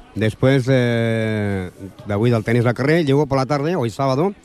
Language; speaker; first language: Spanish; native; Spanish